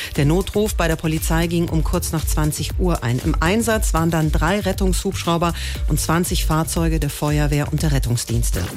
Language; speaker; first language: German; native; German